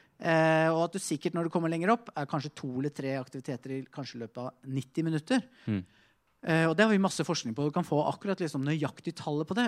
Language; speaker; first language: Norwegian; native; Norwegian